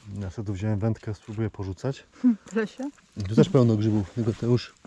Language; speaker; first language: Polish; native; Polish